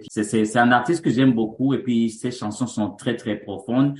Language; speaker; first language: French; non-native, local second language; Rundi